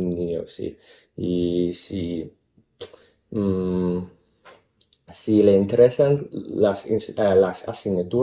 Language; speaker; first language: Spanish; non-native, fluent; Cantonese